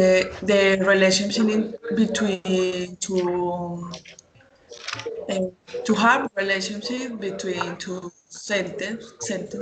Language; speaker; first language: English; non-native, learner; Spanish